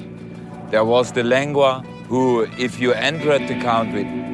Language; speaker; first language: English; non-native, fluent; German